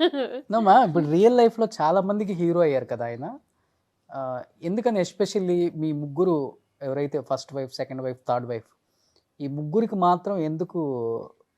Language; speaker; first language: Telugu; native; Telugu